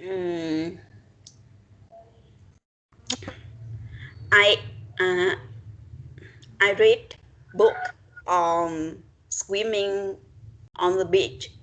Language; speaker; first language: English; non-native, learner; Vietnamese